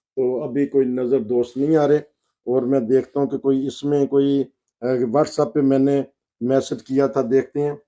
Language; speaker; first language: Urdu; non-native, local second language; Punjabi